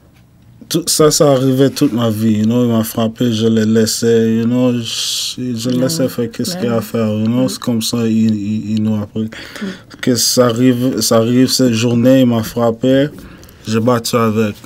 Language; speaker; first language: French; non-native, fluent; English